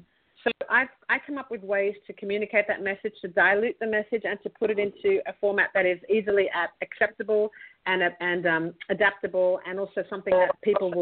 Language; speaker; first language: English; native; English